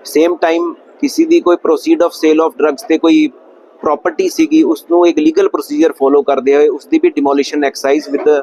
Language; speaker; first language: Hindi; non-native, local second language; Punjabi